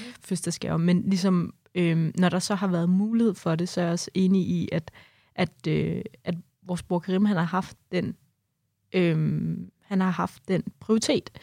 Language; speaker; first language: Danish; early bilingual, other home language; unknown